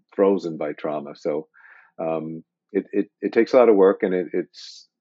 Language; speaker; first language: English; native; English